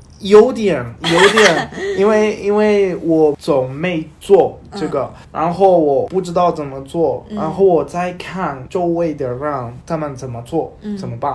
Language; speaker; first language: Chinese; non-native, learner; Spanish